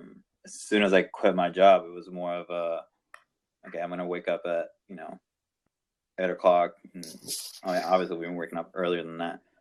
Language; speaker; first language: English; non-native, local second language; Spanish